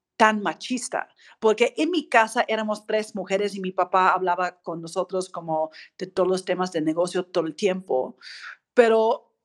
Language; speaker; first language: Spanish; non-native, fluent; English